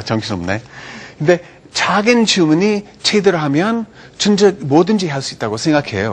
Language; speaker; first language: Korean; non-native, fluent; English